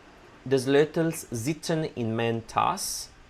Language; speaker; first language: Dutch; non-native, learner; Italian